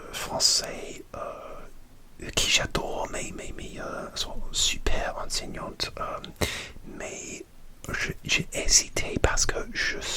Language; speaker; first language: French; non-native, learner; English